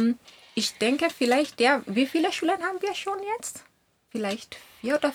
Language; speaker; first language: German; non-native, fluent; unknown